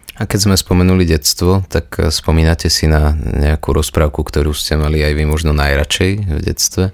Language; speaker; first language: Slovak; native; Slovak